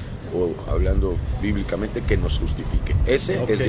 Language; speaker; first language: Spanish; native; Spanish